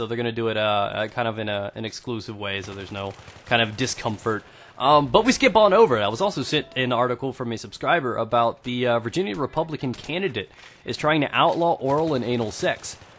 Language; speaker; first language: English; native; English